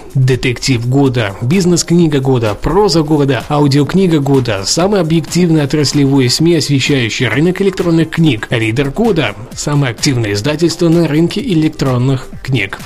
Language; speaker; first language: Russian; native; Russian